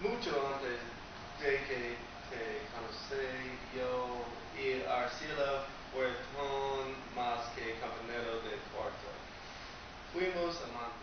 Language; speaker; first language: Spanish; non-native, learner; English